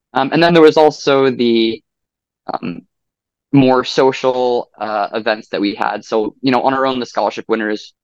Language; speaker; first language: English; native; English